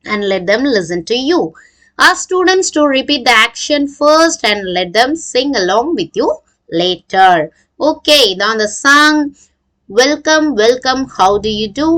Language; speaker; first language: English; non-native, local second language; Tamil